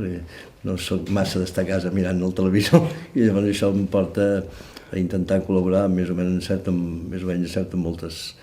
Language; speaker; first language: Catalan; native; Catalan